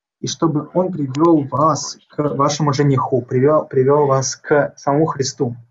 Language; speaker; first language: Russian; native; Russian